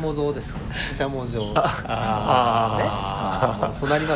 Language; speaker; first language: Japanese; native; Japanese